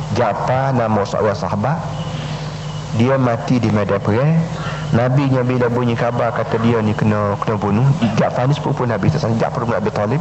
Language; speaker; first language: Malay; native; Malay